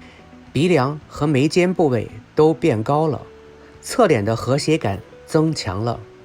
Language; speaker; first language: Chinese; native; Chinese